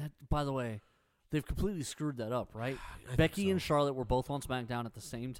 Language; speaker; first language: English; native; English